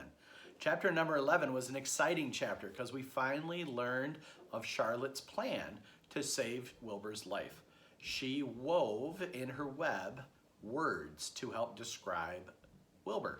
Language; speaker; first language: English; native; English